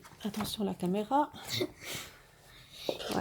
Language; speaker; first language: French; native; French